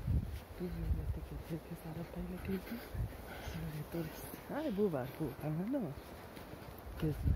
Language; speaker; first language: Turkish; non-native, learner; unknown